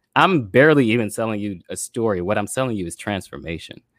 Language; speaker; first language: English; native; English